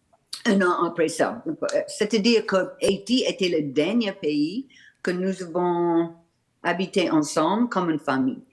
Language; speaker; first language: French; non-native, learner; English